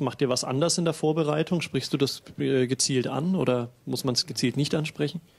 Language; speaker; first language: German; native; German